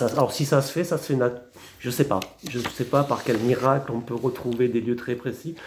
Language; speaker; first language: French; native; French